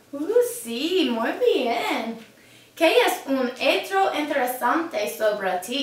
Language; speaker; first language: Spanish; non-native, learner; English